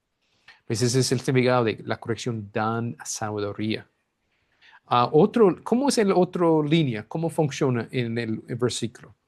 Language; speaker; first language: Spanish; non-native, fluent; English